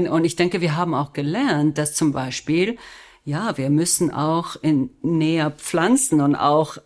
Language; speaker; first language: German; non-native, fluent; Spanish